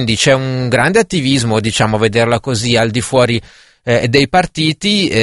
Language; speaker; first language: Italian; native; Italian